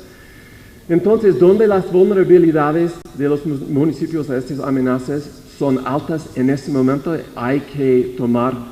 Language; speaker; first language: Spanish; non-native, fluent; English